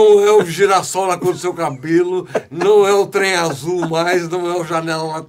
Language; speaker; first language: Portuguese; native; Portuguese